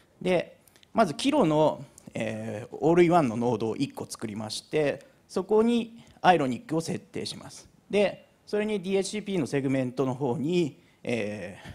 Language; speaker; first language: Japanese; native; Japanese